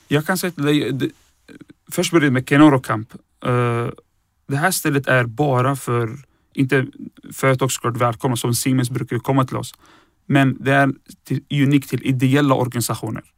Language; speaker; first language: Swedish; early bilingual, other home language; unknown